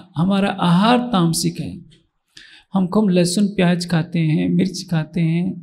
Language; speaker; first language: Hindi; native; Hindi